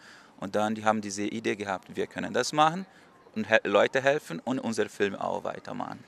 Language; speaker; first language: German; non-native, learner; Portuguese